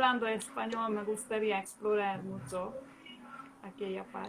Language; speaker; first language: Spanish; non-native, fluent; Hungarian